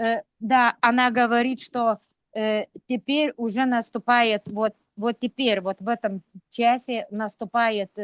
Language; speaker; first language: Russian; non-native, local second language; Lithuanian